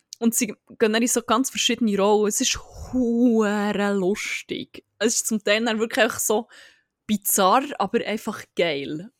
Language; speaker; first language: German; native; German